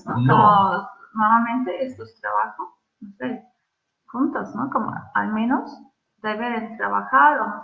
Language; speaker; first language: Spanish; non-native, learner; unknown